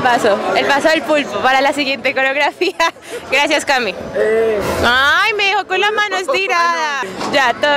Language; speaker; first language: Spanish; native; Spanish